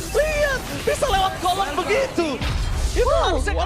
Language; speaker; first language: Indonesian; native; Indonesian